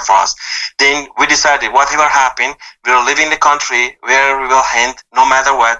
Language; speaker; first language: English; non-native, fluent; Persian